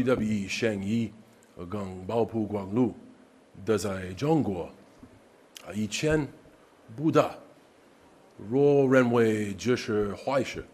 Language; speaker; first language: Chinese; non-native, learner; English